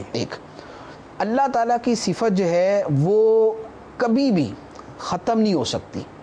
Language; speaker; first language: Urdu; native; Urdu